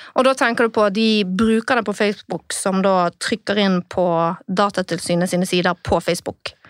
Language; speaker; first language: Norwegian; native; Norwegian